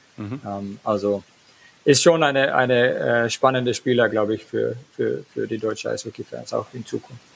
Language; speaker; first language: German; non-native, fluent; Finnish